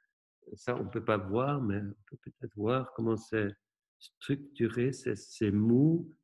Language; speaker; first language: French; non-native, local second language; German